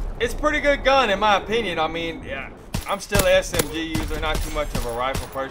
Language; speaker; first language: English; native; English